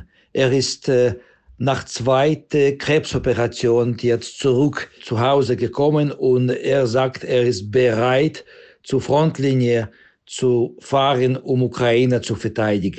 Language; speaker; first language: German; non-native, fluent; Russian